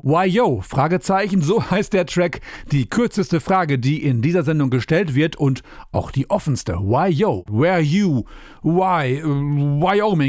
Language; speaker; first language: German; native; German